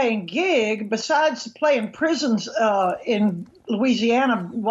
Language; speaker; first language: English; native; English